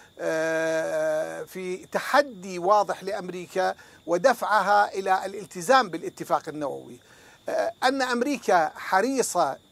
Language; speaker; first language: Arabic; non-native, fluent; Persian